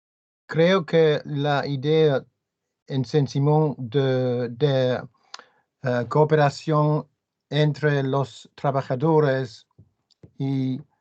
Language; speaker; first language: Spanish; non-native, learner; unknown